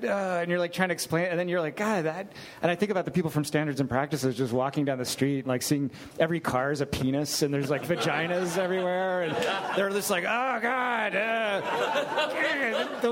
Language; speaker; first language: English; native; English